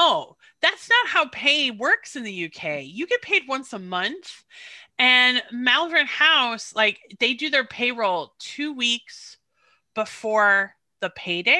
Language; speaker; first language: English; native; English